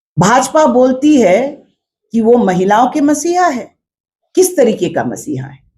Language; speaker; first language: Hindi; non-native, local second language; Khasi